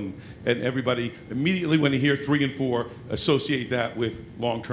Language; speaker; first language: English; native; English